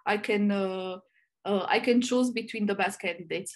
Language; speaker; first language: English; non-native, fluent; Romanian